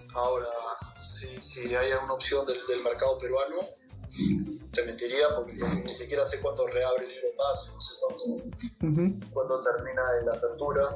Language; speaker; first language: Spanish; native; Spanish